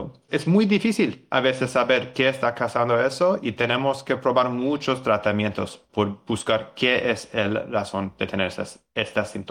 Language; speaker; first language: Spanish; non-native, learner; English